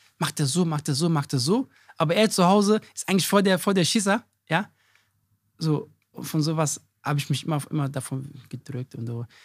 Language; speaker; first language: German; early bilingual, other home language; Akan